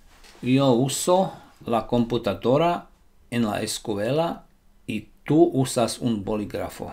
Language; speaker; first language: Spanish; non-native, learner; Slovak